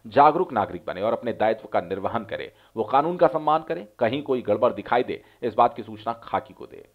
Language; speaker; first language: Hindi; native; Hindi